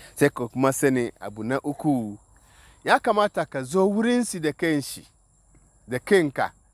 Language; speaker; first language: Hausa; non-native, local second language; Dyula